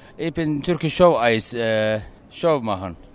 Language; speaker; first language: German; non-native, learner; Turkish